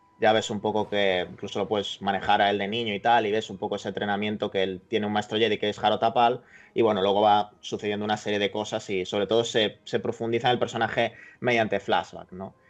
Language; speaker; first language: Spanish; native; Spanish